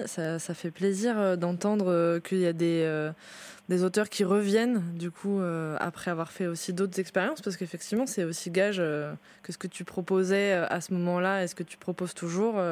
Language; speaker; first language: French; native; French